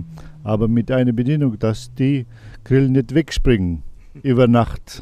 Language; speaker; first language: German; non-native, learner; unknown